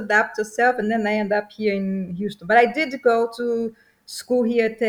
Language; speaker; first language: English; non-native, fluent; Portuguese